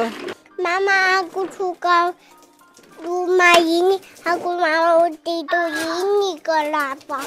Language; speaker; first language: Indonesian; early bilingual, heritage; Indonesian